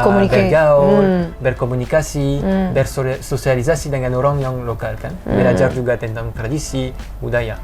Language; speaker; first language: Indonesian; non-native, fluent; French